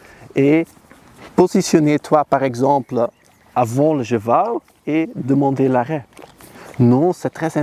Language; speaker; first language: French; non-native, learner; Dutch